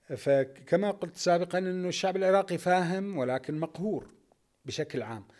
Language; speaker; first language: Arabic; native; Arabic